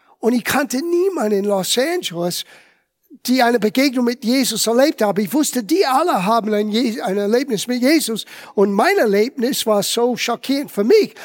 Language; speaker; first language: German; non-native, fluent; English